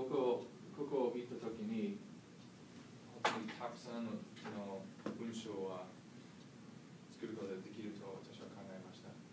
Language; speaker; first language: Japanese; non-native, learner; English